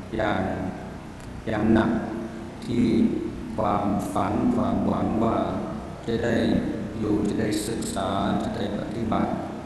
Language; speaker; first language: Thai; non-native, fluent; English